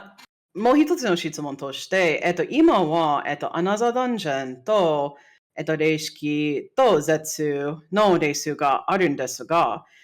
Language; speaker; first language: Japanese; non-native, fluent; English